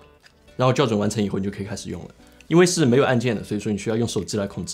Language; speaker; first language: Chinese; native; Chinese